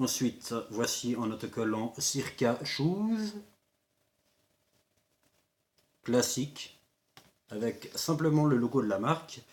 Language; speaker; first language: French; native; French